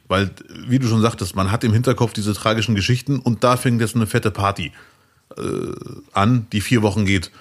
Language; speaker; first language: German; early bilingual, other home language; Arabic